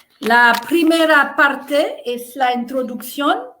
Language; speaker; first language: Spanish; non-native, fluent; French